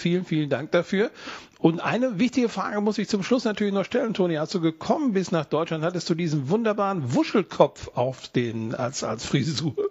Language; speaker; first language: German; native; German